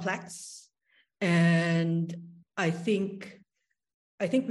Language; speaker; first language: English; non-native, local second language; Waray